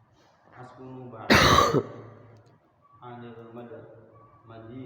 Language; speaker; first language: Arabic; non-native, learner; Indonesian